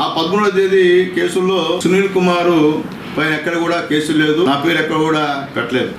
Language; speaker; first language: Telugu; native; Telugu